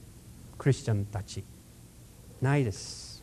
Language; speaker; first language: Japanese; non-native, fluent; English